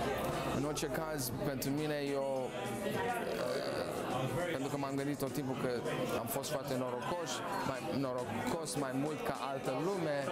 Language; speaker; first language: Romanian; early bilingual, heritage; Romanian